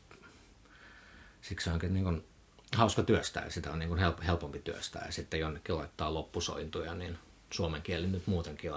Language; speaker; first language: Finnish; native; Finnish